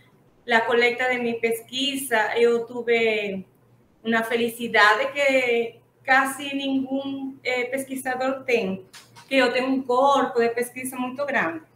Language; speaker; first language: Portuguese; non-native, fluent; Spanish